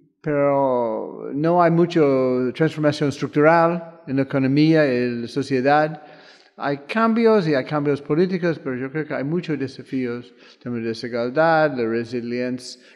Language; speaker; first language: Spanish; non-native, fluent; English